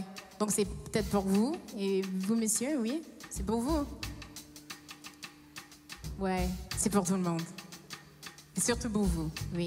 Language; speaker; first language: French; non-native, fluent; English